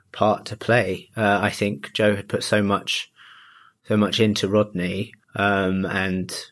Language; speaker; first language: English; early bilingual, other home language; Japanese